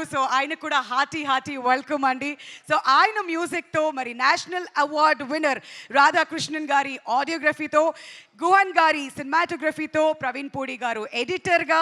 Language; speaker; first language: Telugu; native; Telugu